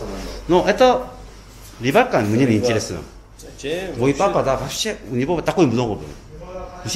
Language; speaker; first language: Russian; non-native, learner; Korean